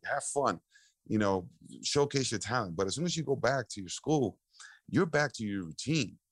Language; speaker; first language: English; early bilingual, other home language; Spanish